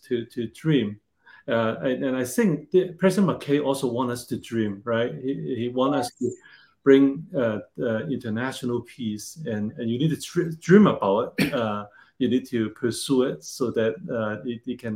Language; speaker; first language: English; non-native, local second language; Cantonese